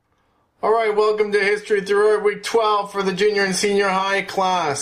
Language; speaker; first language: English; native; English